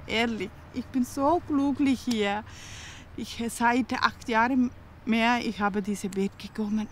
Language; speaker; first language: German; non-native, learner; Tamil